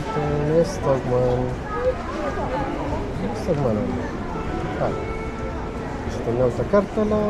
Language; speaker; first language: Finnish; non-native, learner; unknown